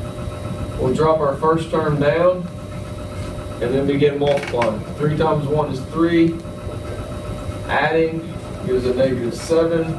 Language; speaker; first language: English; native; English